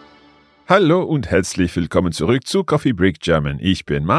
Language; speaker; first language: German; non-native, learner; English